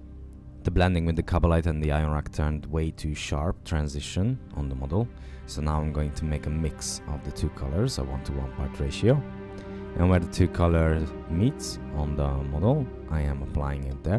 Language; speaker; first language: English; non-native, fluent; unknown